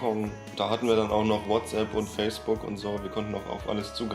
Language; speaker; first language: German; native; German